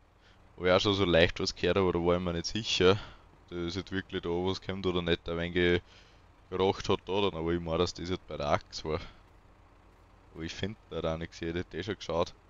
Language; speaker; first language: German; native; German